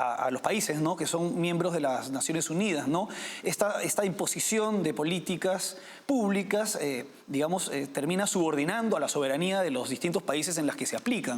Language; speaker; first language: Spanish; native; Spanish